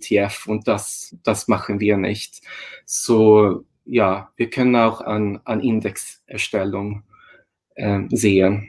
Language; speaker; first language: German; non-native, fluent; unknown